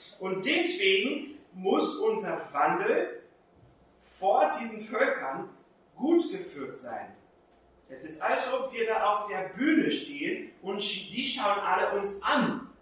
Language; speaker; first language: German; non-native, fluent; Portuguese